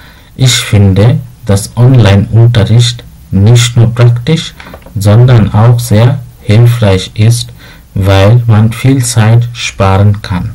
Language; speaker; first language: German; non-native, fluent; Bangla